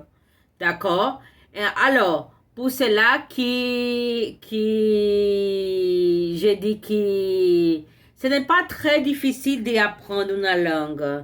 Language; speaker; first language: French; non-native, learner; Portuguese